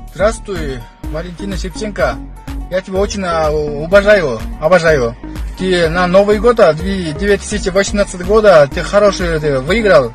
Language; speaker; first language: Russian; non-native, local second language; Kyrgyz